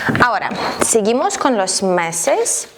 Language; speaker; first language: Spanish; non-native, fluent; Ukrainian